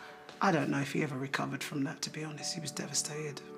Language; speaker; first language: English; native; English